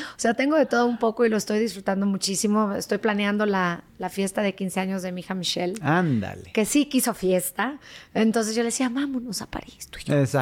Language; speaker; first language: Spanish; native; Spanish